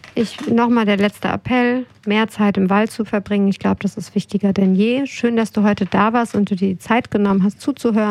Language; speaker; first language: German; native; German